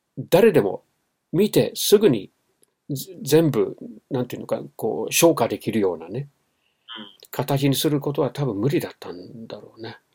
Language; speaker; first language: Japanese; non-native, fluent; English